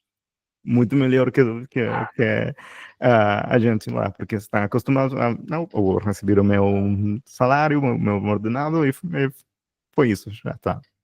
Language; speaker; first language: Portuguese; non-native, fluent; Spanish